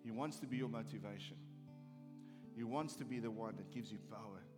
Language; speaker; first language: English; non-native, local second language; Afrikaans